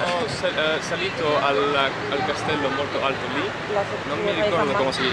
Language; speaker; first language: Italian; non-native, learner; Dutch